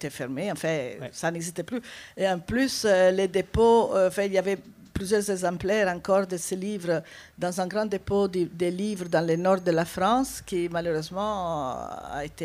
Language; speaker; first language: French; non-native, fluent; Italian